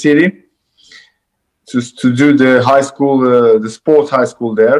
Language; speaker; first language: English; non-native, fluent; Romanian